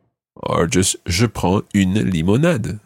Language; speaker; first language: French; non-native, fluent; English